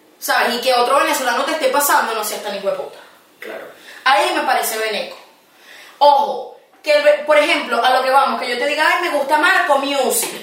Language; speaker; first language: Spanish; native; Spanish